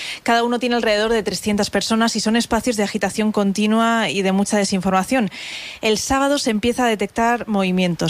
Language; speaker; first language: Spanish; native; Spanish